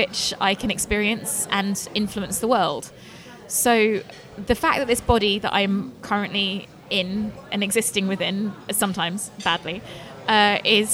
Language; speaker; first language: English; native; English